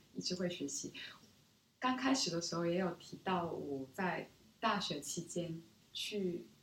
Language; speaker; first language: Chinese; early bilingual, other home language; Korean